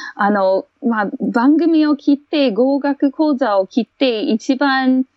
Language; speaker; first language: Japanese; non-native, fluent; English